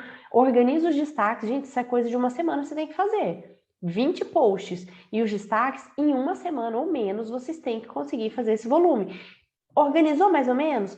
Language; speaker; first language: Portuguese; native; Portuguese